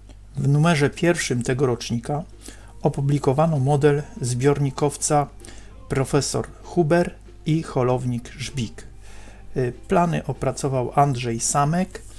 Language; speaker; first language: Polish; native; Polish